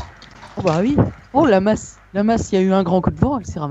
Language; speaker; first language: French; native; French